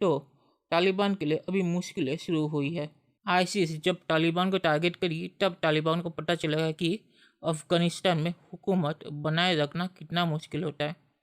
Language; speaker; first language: Hindi; native; Hindi